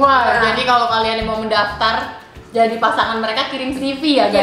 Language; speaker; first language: Indonesian; native; Indonesian